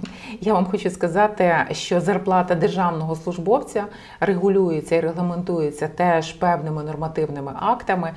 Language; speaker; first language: Ukrainian; native; Ukrainian